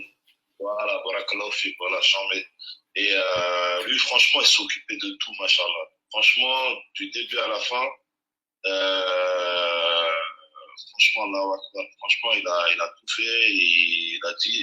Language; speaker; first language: French; native; French